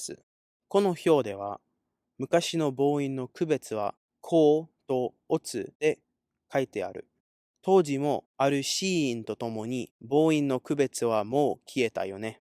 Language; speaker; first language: Japanese; non-native, learner; English